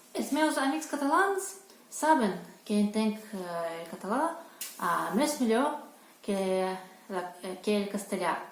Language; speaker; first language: Catalan; non-native, learner; Russian